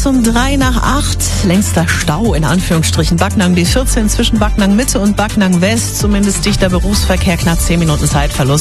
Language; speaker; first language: German; native; German